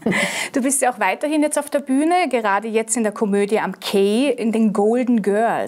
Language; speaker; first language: German; native; German